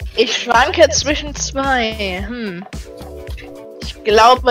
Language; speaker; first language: German; native; German